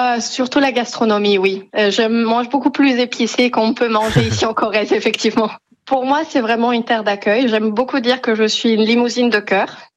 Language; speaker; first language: French; non-native, fluent; Spanish